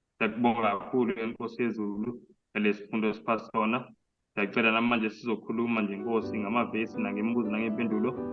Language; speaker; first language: Zulu; non-native, local second language; Xhosa